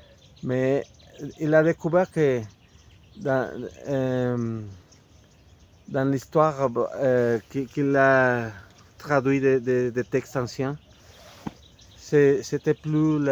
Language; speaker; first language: French; non-native, fluent; Spanish